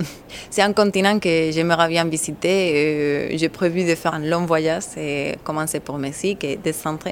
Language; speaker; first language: French; non-native, fluent; Spanish